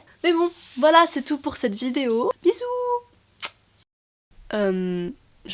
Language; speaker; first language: French; native; French